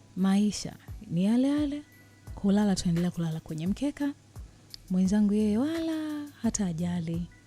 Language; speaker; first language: Swahili; native; Swahili